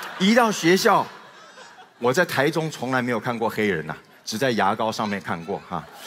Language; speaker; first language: Chinese; native; Chinese